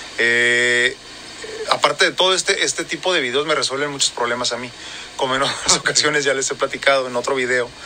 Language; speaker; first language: Spanish; native; Spanish